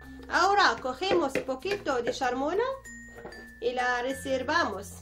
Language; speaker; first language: Spanish; non-native, learner; Arabic